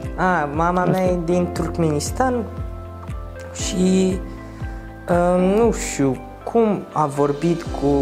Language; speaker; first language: Romanian; non-native, learner; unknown